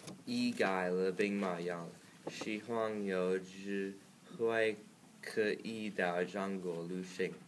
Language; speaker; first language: Chinese; non-native, learner; English